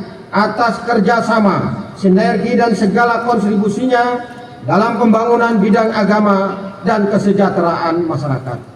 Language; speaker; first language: Indonesian; native; Indonesian